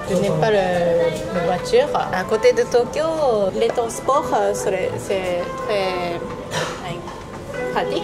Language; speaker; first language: French; non-native, learner; Japanese